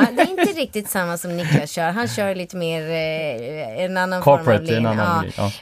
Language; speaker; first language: Swedish; native; Swedish